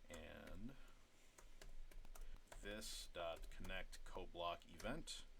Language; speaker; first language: English; native; English